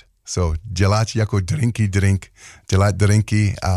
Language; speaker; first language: Slovak; non-native, learner; English